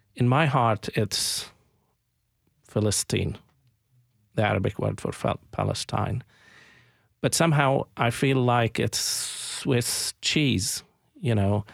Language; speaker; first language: English; non-native, fluent; Arabic